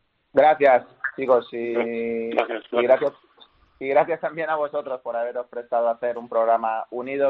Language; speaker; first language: Spanish; native; Spanish